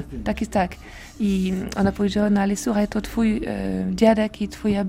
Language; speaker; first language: Polish; non-native, learner; French